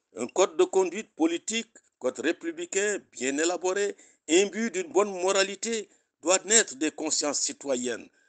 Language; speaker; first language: French; non-native, local second language; Wolof